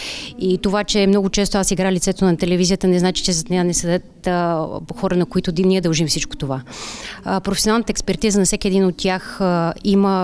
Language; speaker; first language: Bulgarian; native; Bulgarian